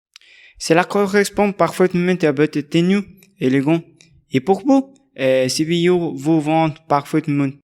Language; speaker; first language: French; non-native, learner; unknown